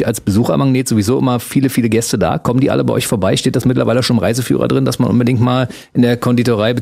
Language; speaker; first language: German; native; German